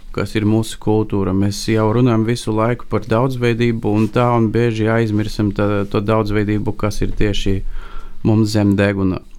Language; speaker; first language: Latvian; non-native, fluent; Bulgarian